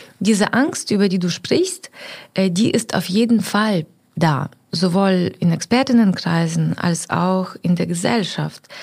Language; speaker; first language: German; non-native, fluent; Ukrainian